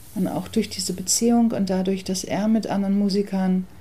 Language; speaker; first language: German; early bilingual, other home language; English